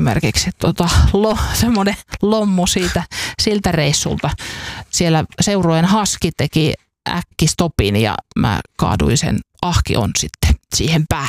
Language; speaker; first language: Finnish; native; Finnish